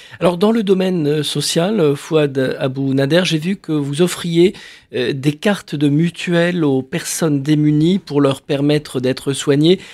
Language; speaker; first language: French; native; French